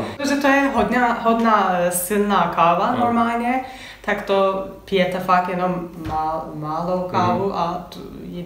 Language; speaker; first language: Czech; non-native, fluent; Turkish